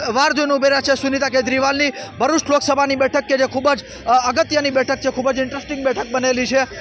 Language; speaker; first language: Gujarati; native; Gujarati